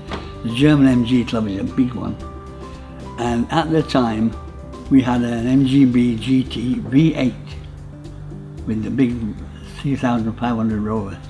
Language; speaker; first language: English; native; English